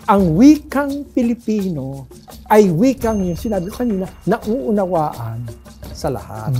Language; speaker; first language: Filipino; native; Filipino